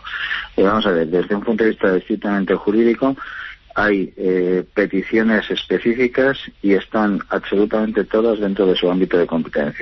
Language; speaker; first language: Spanish; native; Spanish